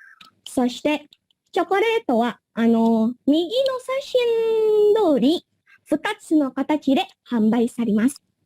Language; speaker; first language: Japanese; non-native, learner; Indonesian